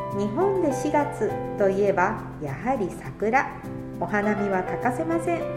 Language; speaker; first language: Japanese; native; Japanese